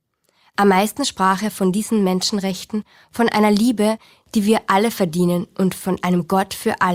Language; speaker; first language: German; native; German